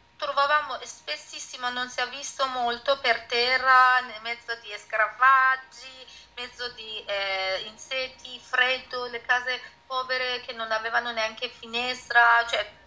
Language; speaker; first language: Italian; non-native, fluent; Persian